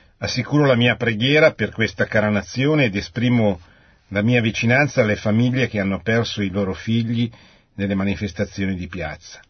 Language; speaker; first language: Italian; native; Italian